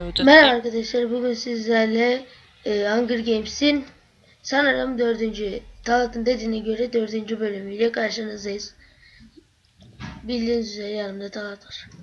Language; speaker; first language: Turkish; native; Turkish